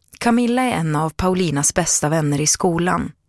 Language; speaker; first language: Swedish; native; Swedish